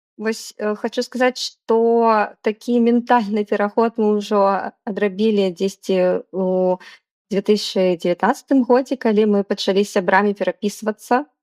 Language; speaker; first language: Belarusian; non-native, local second language; Russian